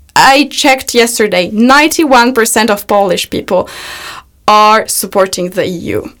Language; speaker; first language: English; non-native, fluent; Polish